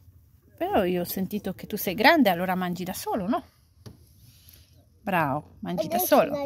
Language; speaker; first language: Italian; non-native, learner; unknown